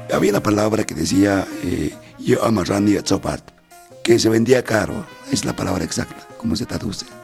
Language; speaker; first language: Spanish; non-native, local second language; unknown